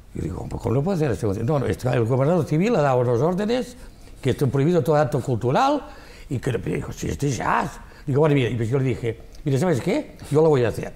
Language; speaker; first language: Spanish; non-native, local second language; Catalan